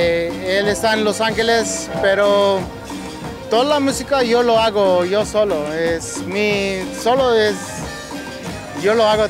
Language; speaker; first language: Spanish; early bilingual, heritage; Spanish